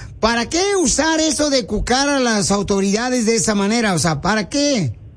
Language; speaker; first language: Spanish; native; Spanish